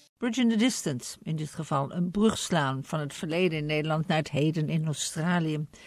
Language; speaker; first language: Dutch; native; Dutch